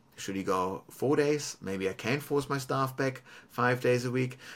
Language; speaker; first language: English; non-native, fluent; German